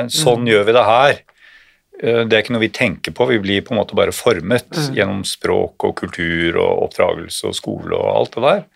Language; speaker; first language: Norwegian; native; Norwegian